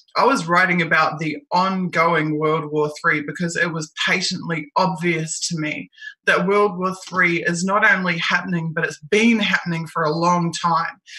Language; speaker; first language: English; native; English